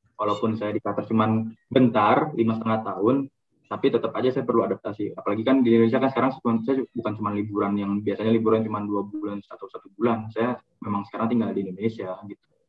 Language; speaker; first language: Indonesian; native; Indonesian